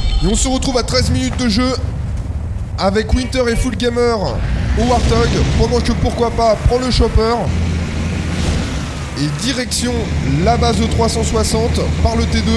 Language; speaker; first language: French; native; French